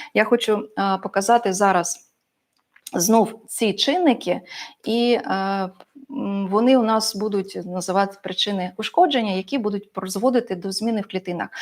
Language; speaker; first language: Ukrainian; non-native, local second language; Russian